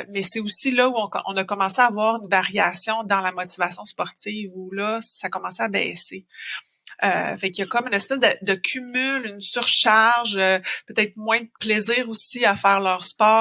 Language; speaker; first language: French; native; French